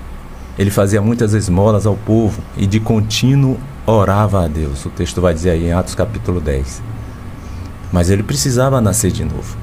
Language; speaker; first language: Portuguese; native; Portuguese